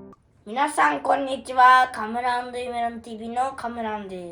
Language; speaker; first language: Japanese; early bilingual, other home language; Uyghur